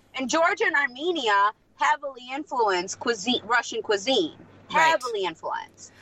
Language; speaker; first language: English; non-native, fluent; Russian